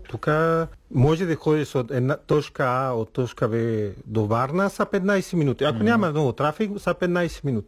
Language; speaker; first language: Bulgarian; non-native, fluent; Spanish